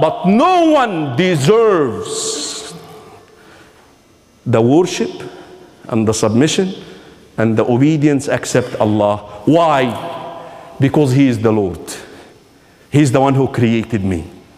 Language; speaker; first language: English; non-native, fluent; Arabic